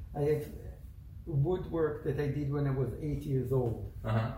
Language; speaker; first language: English; non-native, fluent; Hebrew